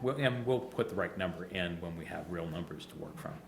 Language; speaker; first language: English; native; English